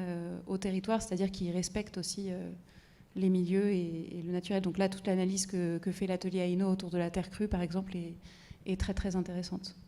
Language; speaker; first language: French; native; French